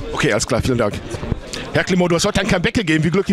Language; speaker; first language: German; native; German